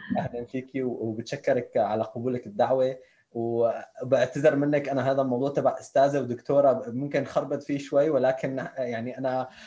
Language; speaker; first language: Arabic; native; Arabic